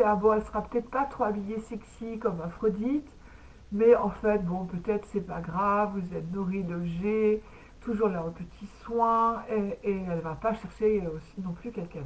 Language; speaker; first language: French; native; French